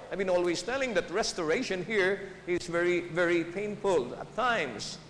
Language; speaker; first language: English; non-native, local second language; Filipino